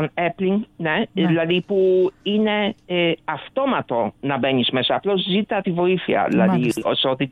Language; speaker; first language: Greek; early bilingual, other home language; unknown